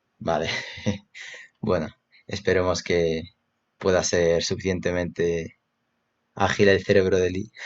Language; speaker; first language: Spanish; native; Spanish